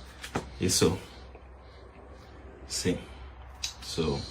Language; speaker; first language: Portuguese; non-native, learner; English